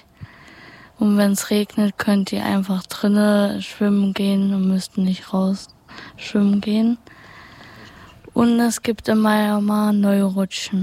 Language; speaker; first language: German; native; German